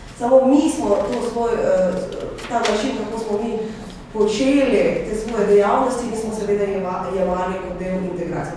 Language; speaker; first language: Slovenian; non-native, fluent; Russian